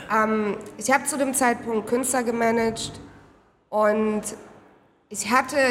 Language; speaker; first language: German; native; German